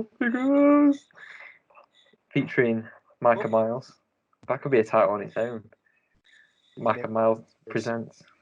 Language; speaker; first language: English; native; English